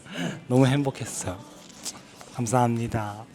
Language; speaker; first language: Korean; non-native, learner; Chinese